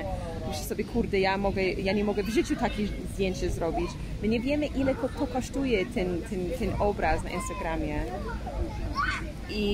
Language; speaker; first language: Polish; non-native, fluent; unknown